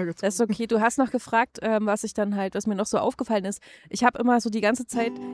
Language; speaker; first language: German; native; German